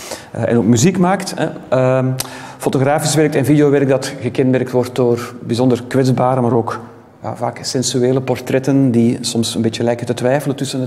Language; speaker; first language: Dutch; native; Dutch